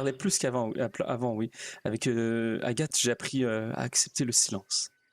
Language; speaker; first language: French; native; French